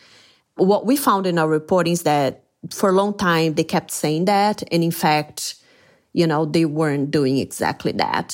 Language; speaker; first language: English; non-native, fluent; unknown